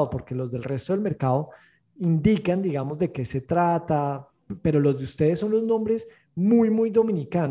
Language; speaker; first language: Spanish; native; Spanish